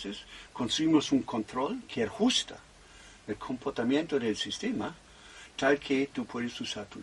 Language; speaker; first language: Spanish; non-native, fluent; German